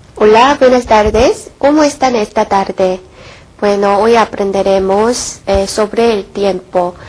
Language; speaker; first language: Spanish; non-native, fluent; Korean